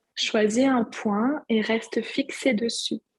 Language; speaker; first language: French; native; French